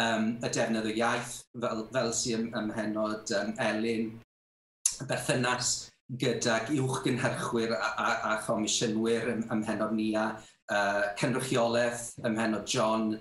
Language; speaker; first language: Welsh; native; Welsh